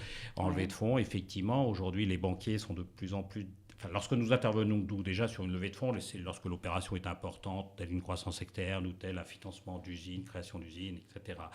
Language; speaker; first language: French; native; French